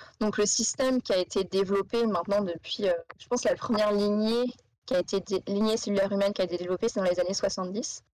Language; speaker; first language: French; native; French